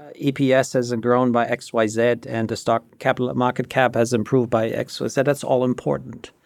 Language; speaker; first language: English; non-native, fluent; German